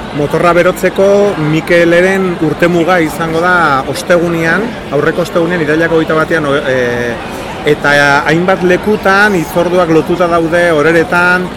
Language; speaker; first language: Basque; native; Basque